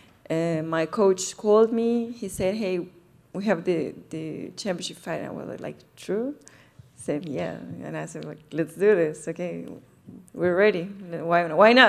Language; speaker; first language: English; non-native, fluent; Spanish